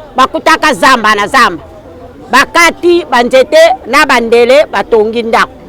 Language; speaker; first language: Lingala; non-native, local second language; Luba-Lulua